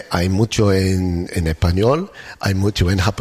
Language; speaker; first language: Spanish; non-native, learner; English